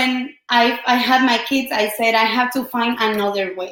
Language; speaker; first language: English; non-native, fluent; Spanish